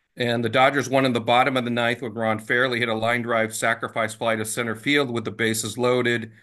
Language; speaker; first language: English; native; English